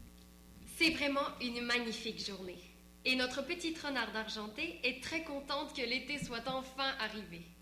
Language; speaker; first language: French; native; French